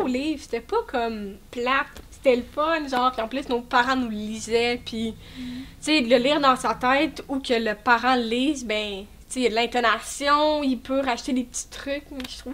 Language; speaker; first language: French; native; French